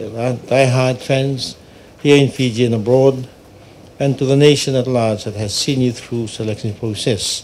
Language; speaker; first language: English; non-native, local second language; Fijian